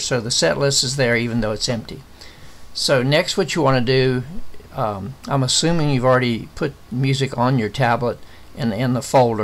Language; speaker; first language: English; native; English